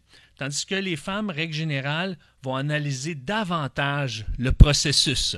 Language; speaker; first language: French; native; French